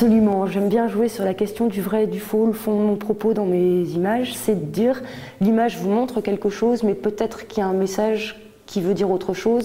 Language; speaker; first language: French; native; French